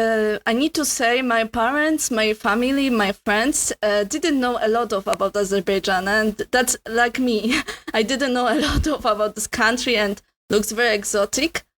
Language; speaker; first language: English; non-native, learner; Polish